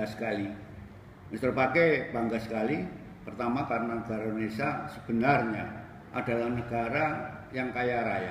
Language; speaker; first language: Indonesian; native; Indonesian